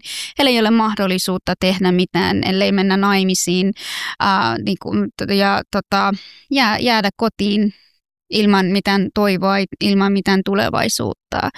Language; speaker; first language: Finnish; non-native, fluent; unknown